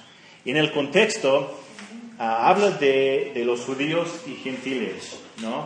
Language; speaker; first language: Spanish; non-native, fluent; English